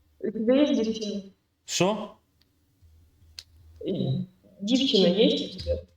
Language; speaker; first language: Ukrainian; non-native, learner; Russian